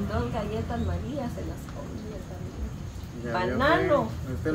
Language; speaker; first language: Spanish; native; Spanish